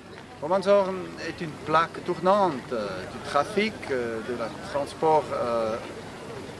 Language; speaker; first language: French; non-native, local second language; German